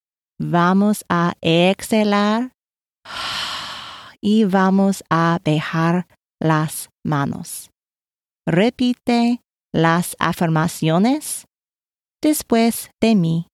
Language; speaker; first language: Spanish; non-native, learner; English